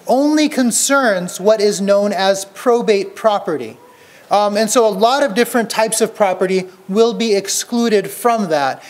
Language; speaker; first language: English; native; English